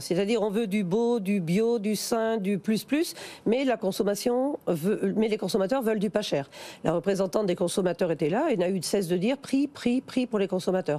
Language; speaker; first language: French; native; French